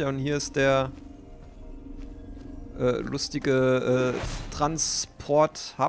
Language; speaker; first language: German; native; German